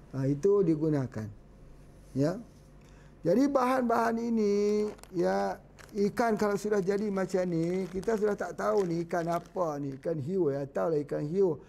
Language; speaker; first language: Malay; native; Malay